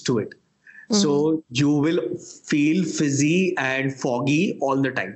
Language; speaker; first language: English; non-native, local second language; Hindi